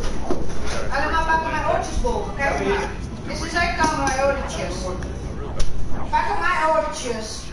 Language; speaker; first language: Dutch; non-native, learner; Portuguese